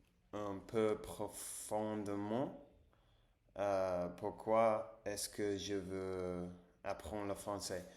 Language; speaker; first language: French; non-native, learner; English